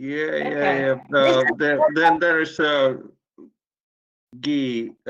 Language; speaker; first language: English; non-native, fluent; Finnish